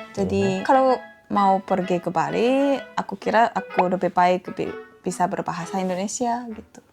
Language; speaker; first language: Indonesian; non-native, fluent; Japanese